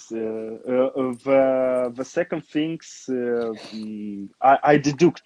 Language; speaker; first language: English; non-native, learner; Romanian